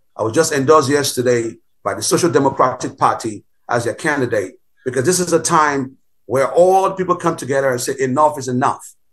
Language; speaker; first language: English; non-native, local second language; Bini